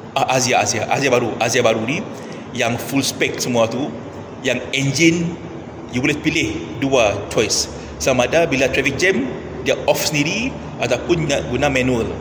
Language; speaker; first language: Malay; non-native, local second language; Iban